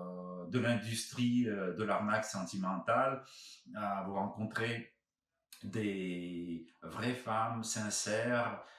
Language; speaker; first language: French; non-native, fluent; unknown